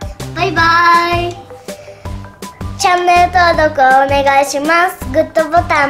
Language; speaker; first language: Japanese; early bilingual, heritage; Japanese